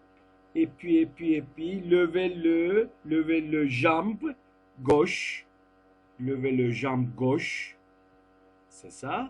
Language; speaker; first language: French; non-native, fluent; Turkish